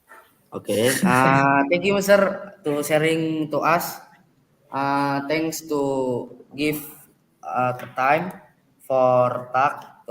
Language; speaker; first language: English; non-native, learner; Indonesian